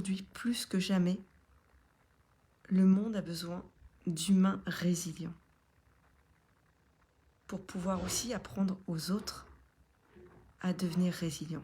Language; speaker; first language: French; native; French